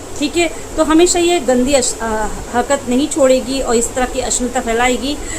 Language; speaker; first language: Hindi; native; Hindi